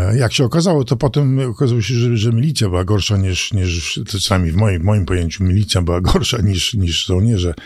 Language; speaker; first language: Polish; early bilingual, other home language; English